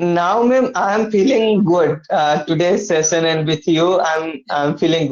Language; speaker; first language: English; non-native, learner; Hindi